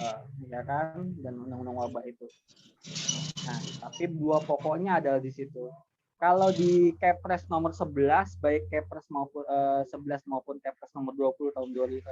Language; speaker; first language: Indonesian; native; Indonesian